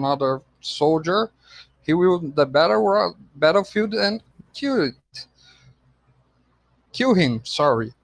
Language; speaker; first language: English; non-native, fluent; Portuguese